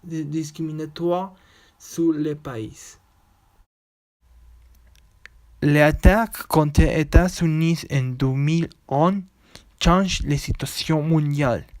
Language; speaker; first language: French; non-native, learner; Spanish